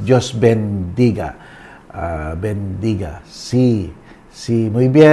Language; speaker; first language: Spanish; non-native, learner; Filipino